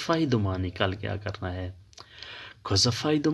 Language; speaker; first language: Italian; non-native, fluent; Urdu